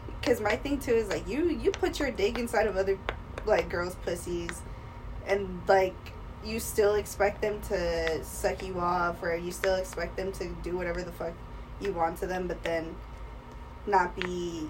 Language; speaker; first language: English; early bilingual, other home language; Spanish